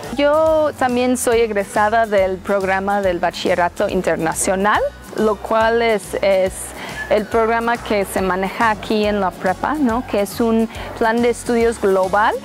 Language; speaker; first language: Spanish; native; Spanish